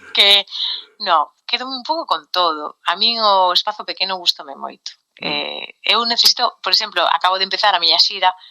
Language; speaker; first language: Galician; native; Galician